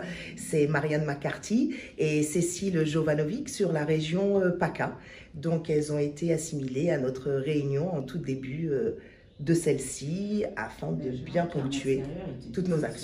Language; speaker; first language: French; native; French